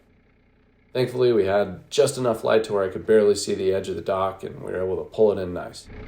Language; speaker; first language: English; native; English